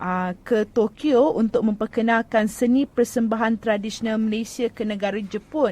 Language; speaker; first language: Malay; native; Malay